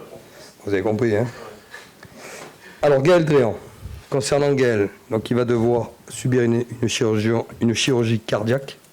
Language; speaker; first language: French; native; French